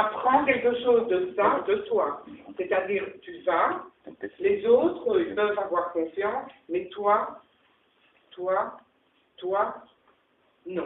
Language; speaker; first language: French; native; French